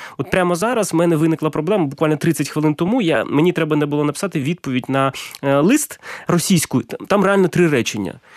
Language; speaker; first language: Ukrainian; non-native, local second language; Russian